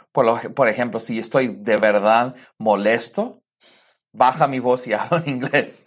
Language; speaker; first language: Spanish; early bilingual, heritage; Spanish